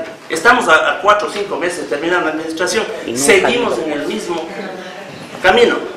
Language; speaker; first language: Spanish; native; Spanish